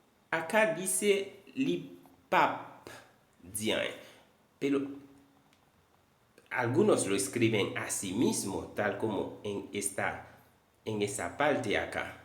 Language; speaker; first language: Spanish; non-native, fluent; Haitian Creole